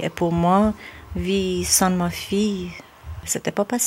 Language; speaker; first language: French; non-native, learner; Persian